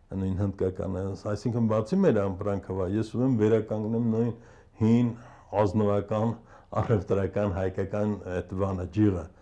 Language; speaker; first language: Armenian; native; Armenian